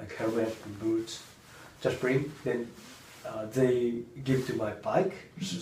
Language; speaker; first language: English; non-native, learner; Japanese